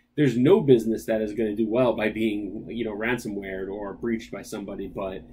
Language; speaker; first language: English; native; English